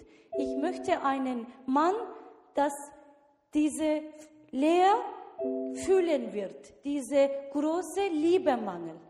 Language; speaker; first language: German; non-native, learner; Turkish